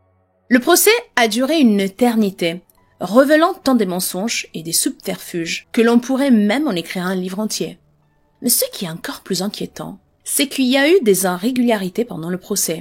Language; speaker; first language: French; native; French